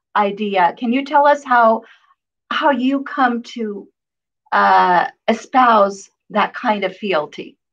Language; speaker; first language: English; non-native, fluent; Hebrew